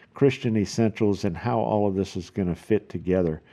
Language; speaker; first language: English; native; English